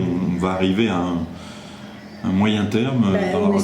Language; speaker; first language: French; native; French